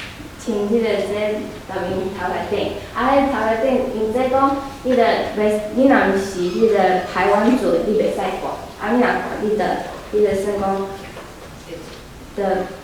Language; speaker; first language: Chinese; early bilingual, heritage; Chinese